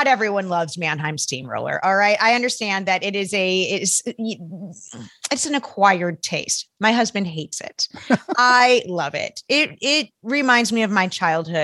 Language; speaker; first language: English; native; English